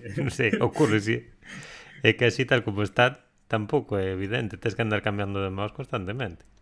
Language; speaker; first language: Galician; non-native, local second language; Spanish